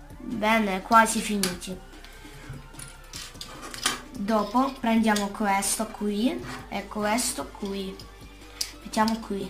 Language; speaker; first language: Italian; early bilingual, other home language; Russian